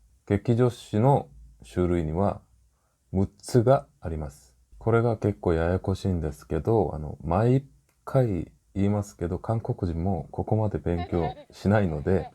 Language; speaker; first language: Japanese; non-native, fluent; Korean